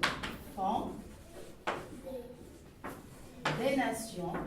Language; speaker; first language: French; non-native, local second language; Arabic